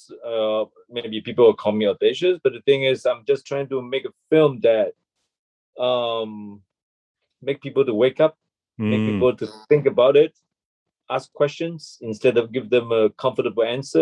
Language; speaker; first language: English; non-native, local second language; Chinese